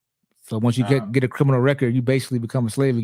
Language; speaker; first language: English; native; English